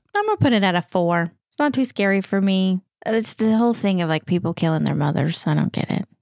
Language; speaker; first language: English; native; English